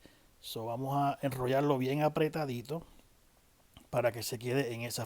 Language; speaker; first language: Spanish; native; Spanish